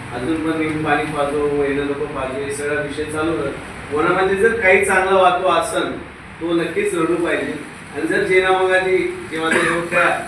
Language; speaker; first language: Marathi; non-native, local second language; Rajasthani